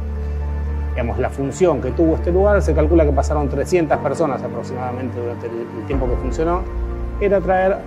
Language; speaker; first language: Spanish; native; Spanish